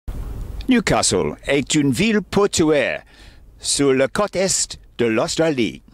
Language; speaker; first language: French; non-native, fluent; English